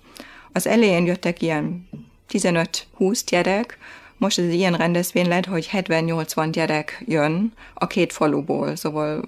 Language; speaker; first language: Hungarian; non-native, fluent; German